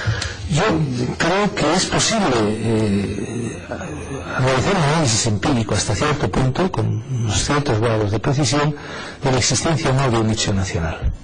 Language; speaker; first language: Spanish; native; Spanish